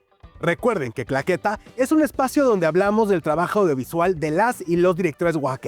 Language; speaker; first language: Spanish; native; Spanish